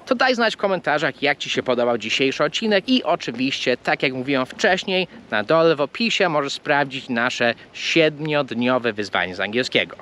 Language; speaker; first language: Polish; non-native, fluent; English